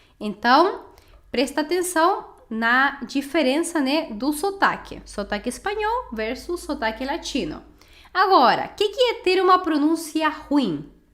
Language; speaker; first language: Portuguese; non-native, fluent; Spanish